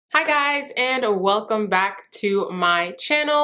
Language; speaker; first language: English; early bilingual, other home language; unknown